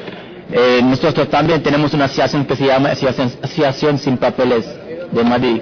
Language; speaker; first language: Spanish; non-native, fluent; Wolof